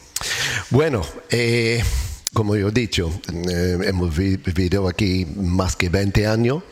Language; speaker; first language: Spanish; non-native, learner; English